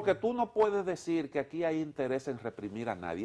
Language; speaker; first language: Spanish; native; Spanish